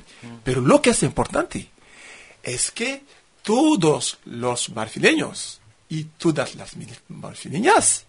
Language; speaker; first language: Spanish; non-native, fluent; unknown